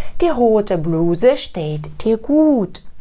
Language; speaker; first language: German; non-native, fluent; Ukrainian